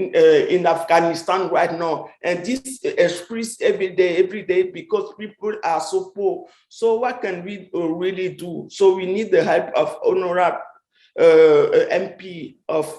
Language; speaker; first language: English; non-native, fluent; French